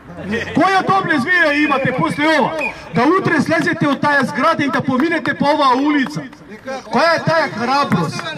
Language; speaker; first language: Macedonian; native; Macedonian